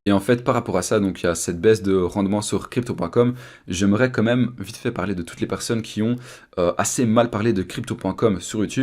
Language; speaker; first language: French; native; French